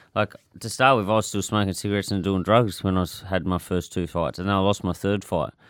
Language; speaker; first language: English; native; English